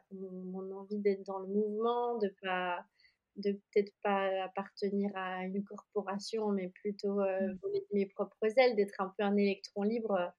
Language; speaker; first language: French; native; French